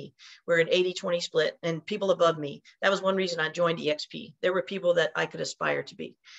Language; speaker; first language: English; native; English